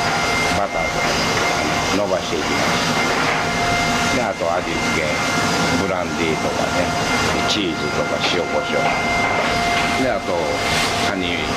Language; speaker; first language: Japanese; native; Japanese